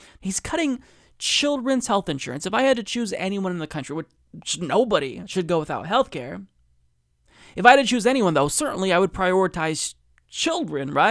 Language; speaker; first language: English; native; English